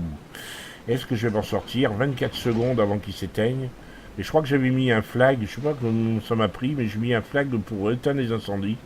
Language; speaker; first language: French; native; French